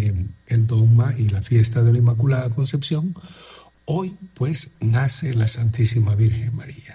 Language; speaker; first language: Spanish; native; Spanish